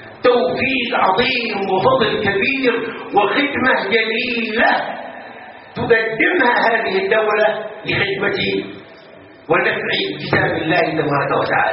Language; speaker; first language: Arabic; native; Arabic